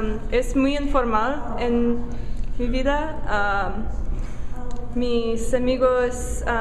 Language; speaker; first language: Spanish; non-native, learner; English